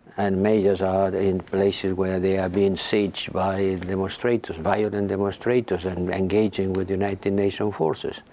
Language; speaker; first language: English; non-native, fluent; Spanish